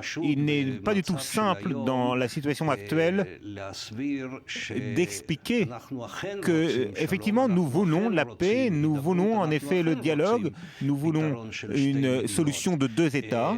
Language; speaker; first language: French; non-native, fluent; Hebrew